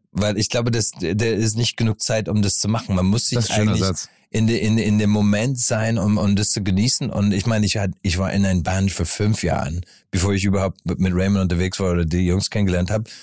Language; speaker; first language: German; non-native, fluent; English